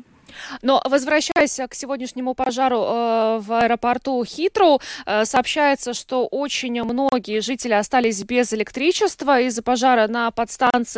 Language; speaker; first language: Russian; native; Russian